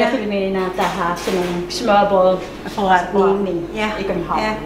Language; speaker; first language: Danish; non-native, learner; Filipino